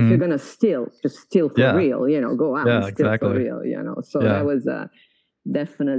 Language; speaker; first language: English; non-native, fluent; Italian